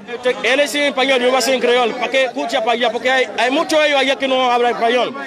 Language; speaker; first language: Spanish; non-native, learner; Haitian Creole